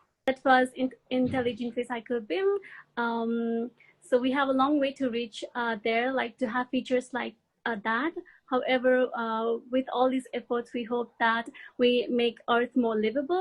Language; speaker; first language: English; non-native, fluent; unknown